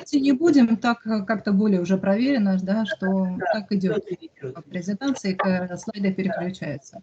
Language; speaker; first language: Russian; native; Russian